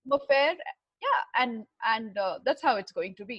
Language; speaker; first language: English; non-native, local second language; Hindi